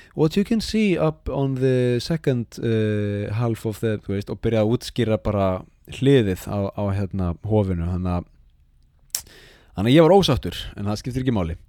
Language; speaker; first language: Icelandic; native; Icelandic